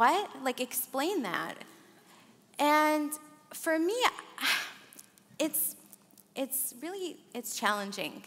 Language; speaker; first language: English; early bilingual, other home language; Arabic